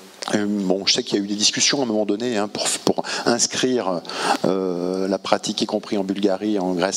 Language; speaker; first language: French; native; French